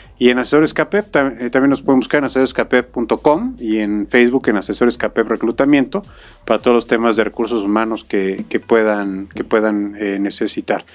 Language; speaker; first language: Spanish; native; Spanish